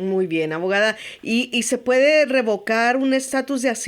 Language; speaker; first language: Spanish; native; Spanish